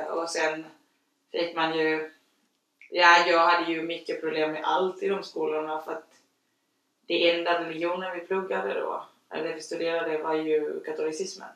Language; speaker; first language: Swedish; non-native, fluent; Spanish